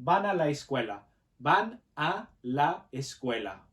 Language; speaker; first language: Spanish; non-native, fluent; English